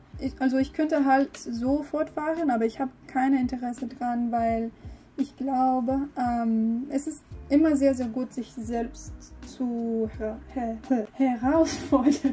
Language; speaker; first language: German; non-native, learner; English